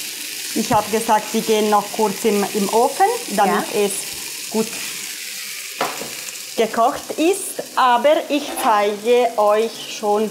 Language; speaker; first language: German; non-native, fluent; Italian